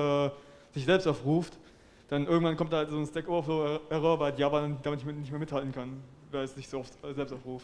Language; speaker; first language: German; native; German